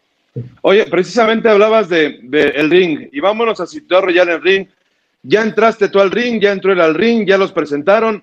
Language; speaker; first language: Spanish; native; Spanish